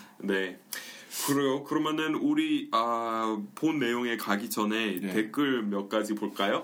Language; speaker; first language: Korean; non-native, fluent; English